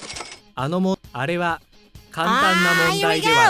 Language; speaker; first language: Japanese; non-native, learner; English